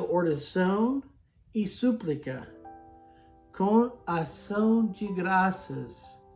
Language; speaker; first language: Portuguese; non-native, fluent; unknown